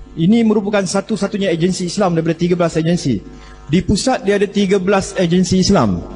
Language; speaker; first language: Malay; native; Malay